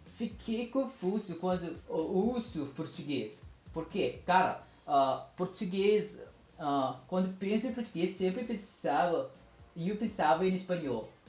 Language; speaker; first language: Portuguese; non-native, learner; Filipino